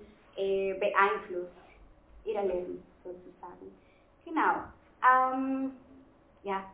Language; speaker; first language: German; non-native, fluent; Spanish